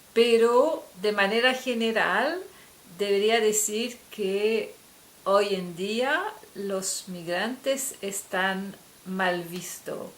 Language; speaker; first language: Spanish; non-native, fluent; French